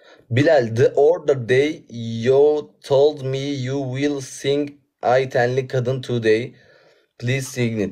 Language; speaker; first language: English; non-native, learner; Turkish